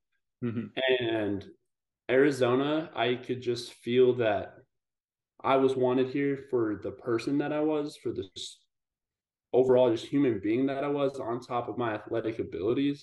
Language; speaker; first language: English; native; English